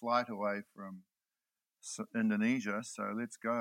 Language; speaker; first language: English; native; English